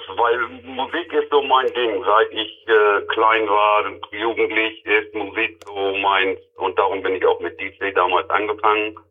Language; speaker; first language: German; native; German